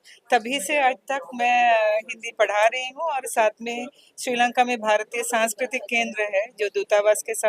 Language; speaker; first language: Hindi; non-native, fluent; Sinhala